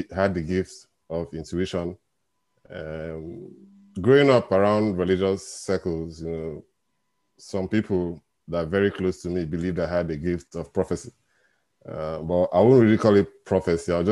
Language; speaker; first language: English; non-native, local second language; Igbo